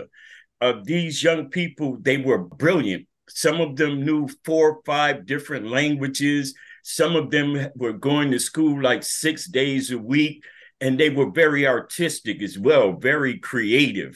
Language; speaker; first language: English; native; English